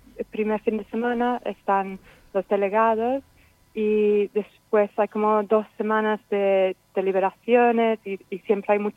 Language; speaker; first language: Spanish; non-native, fluent; English